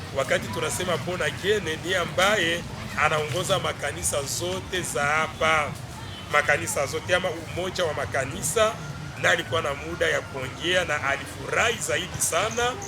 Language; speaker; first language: Swahili; non-native, local second language; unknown